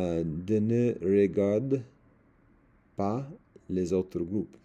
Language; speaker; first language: French; non-native, learner; English